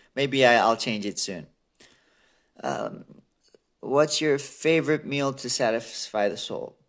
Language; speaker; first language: English; early bilingual, other home language; Assyrian Neo-Aramaic